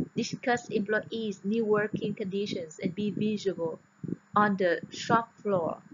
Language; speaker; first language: English; non-native, fluent; Vietnamese